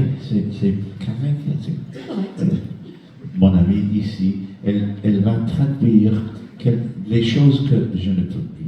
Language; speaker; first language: French; non-native, fluent; English